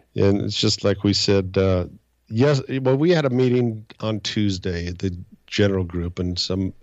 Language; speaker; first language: English; native; English